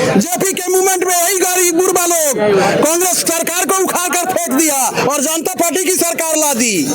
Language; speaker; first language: Hindi; native; Hindi